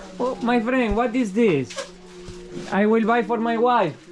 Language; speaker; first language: English; non-native, learner; Spanish